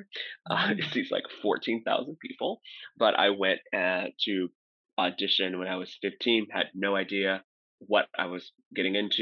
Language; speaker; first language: English; native; English